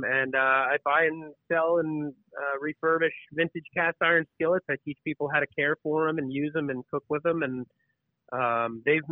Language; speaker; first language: English; native; English